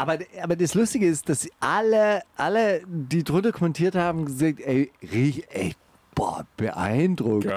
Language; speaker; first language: German; native; German